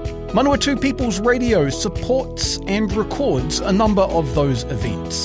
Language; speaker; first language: English; native; English